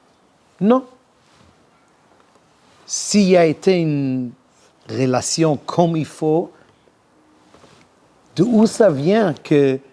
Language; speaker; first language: French; non-native, learner; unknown